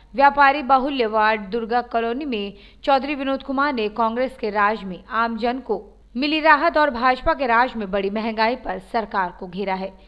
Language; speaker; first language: Hindi; native; Hindi